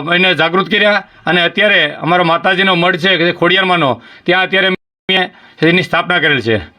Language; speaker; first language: Gujarati; native; Gujarati